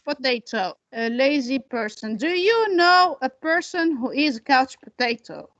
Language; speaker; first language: English; non-native, fluent; Arabic